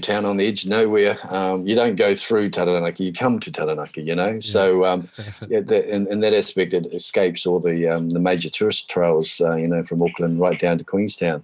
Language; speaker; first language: English; native; English